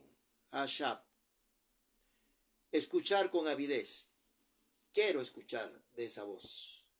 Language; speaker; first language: Spanish; native; Spanish